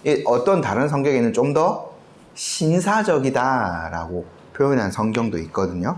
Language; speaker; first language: Korean; native; Korean